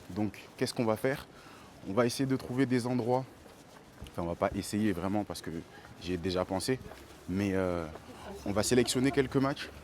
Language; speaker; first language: French; native; French